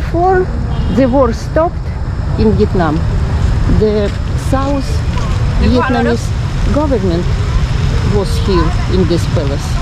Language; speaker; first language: English; non-native, fluent; Russian